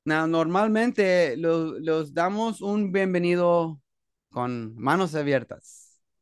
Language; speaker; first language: Spanish; early bilingual, heritage; Spanish